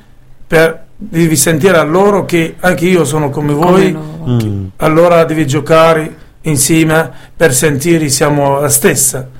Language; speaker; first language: Italian; non-native, learner; Arabic